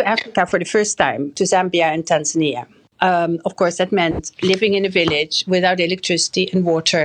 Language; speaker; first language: English; non-native, fluent; French